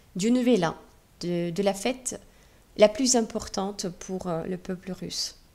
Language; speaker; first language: French; non-native, fluent; Russian